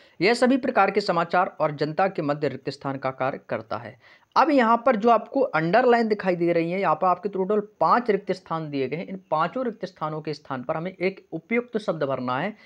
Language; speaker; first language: Hindi; native; Hindi